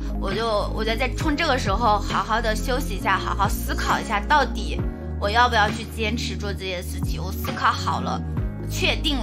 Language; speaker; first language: Chinese; native; Chinese